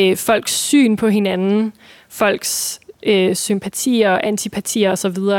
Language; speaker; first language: Danish; native; Danish